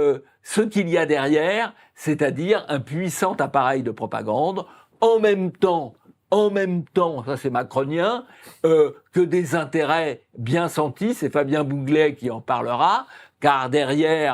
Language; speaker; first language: French; native; French